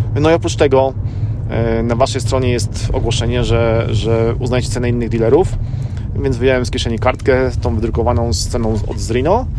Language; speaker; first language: Polish; native; Polish